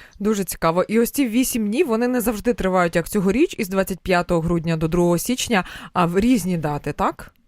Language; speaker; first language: Ukrainian; native; Ukrainian